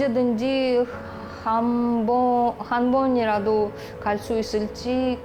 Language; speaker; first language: Korean; early bilingual, heritage; Korean